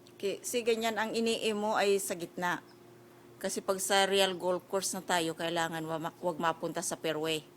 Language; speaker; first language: Filipino; native; Filipino